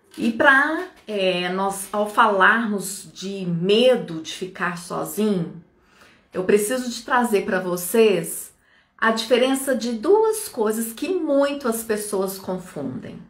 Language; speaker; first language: Portuguese; native; Portuguese